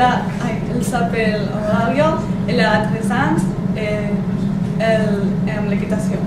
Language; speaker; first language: French; non-native, learner; Catalan